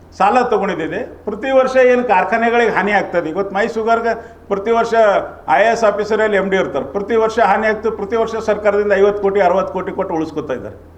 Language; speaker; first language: Kannada; native; Kannada